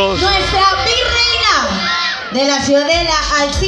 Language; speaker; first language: Spanish; native; Spanish